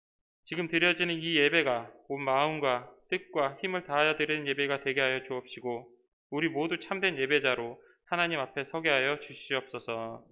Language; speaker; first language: Korean; native; Korean